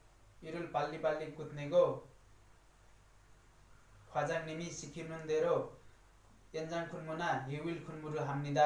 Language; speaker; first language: Korean; non-native, learner; Nepali